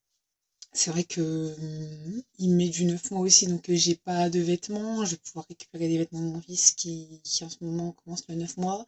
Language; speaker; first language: French; native; French